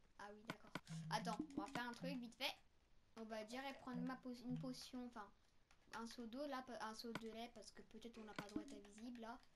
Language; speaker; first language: French; native; French